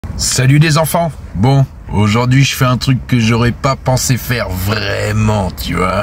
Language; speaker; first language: French; native; French